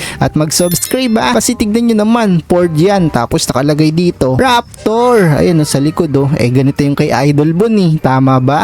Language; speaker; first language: Filipino; native; Filipino